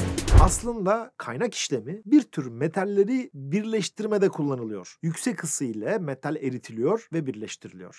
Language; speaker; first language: Turkish; native; Turkish